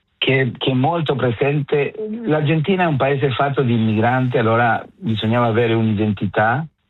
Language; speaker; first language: Italian; non-native, fluent; Spanish